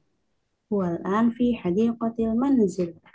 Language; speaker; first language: Arabic; non-native, learner; Indonesian